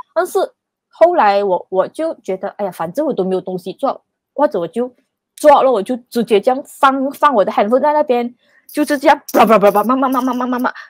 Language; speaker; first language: Chinese; non-native, local second language; Cantonese